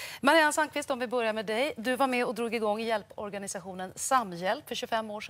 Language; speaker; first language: Swedish; native; Swedish